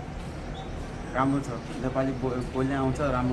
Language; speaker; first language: Nepali; non-native, learner; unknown